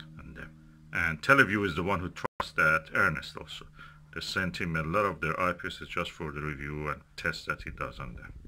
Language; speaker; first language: English; non-native, fluent; Persian